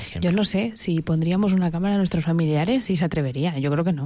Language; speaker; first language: Spanish; native; Spanish